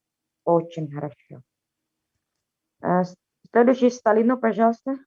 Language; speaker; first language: Russian; non-native, fluent; Indonesian